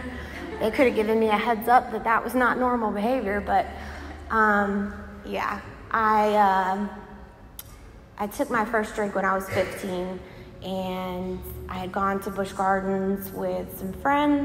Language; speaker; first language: English; native; English